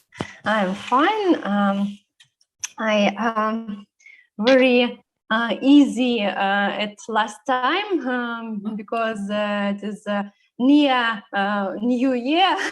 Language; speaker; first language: English; non-native, learner; Russian